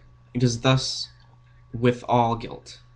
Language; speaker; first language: English; native; English